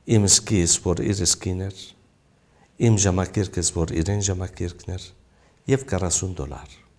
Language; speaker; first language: Armenian; early bilingual, heritage; Armenian